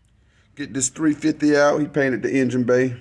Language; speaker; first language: English; native; English